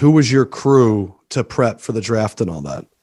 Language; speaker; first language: English; native; English